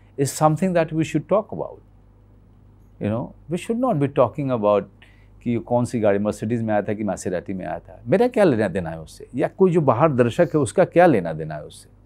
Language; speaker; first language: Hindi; native; Hindi